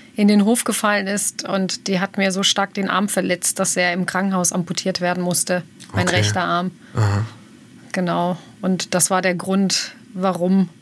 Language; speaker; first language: German; early bilingual, other home language; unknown